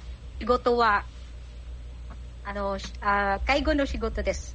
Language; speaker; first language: Japanese; non-native, learner; Filipino